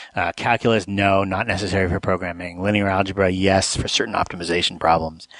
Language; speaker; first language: English; native; English